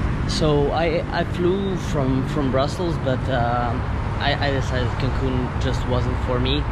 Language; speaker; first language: English; non-native, fluent; French